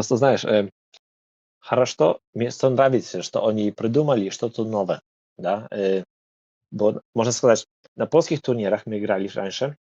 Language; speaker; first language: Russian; non-native, learner; Polish